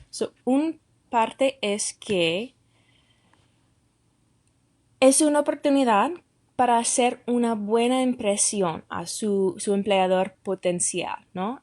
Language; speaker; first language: Spanish; non-native, fluent; English